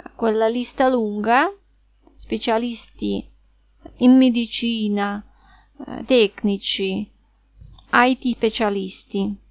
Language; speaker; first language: Italian; non-native, fluent; Russian